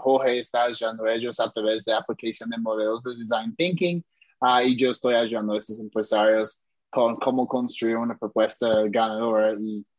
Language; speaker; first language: Spanish; non-native, fluent; English